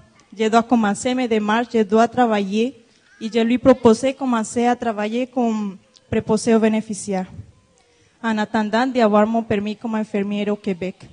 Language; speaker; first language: French; non-native, fluent; Spanish